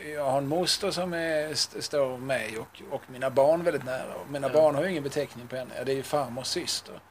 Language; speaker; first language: Swedish; native; Swedish